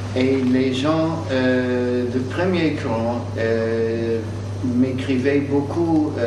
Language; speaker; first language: French; non-native, fluent; English